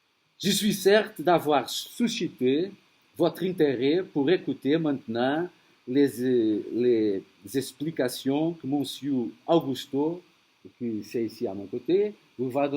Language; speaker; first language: French; non-native, fluent; Portuguese